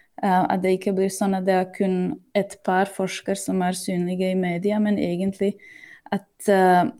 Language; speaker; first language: Norwegian; non-native, fluent; Slovak